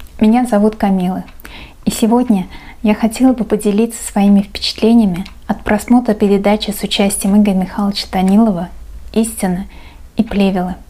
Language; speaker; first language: Russian; non-native, local second language; Uzbek